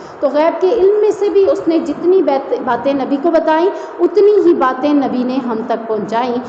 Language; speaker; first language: Urdu; non-native, local second language; Saraiki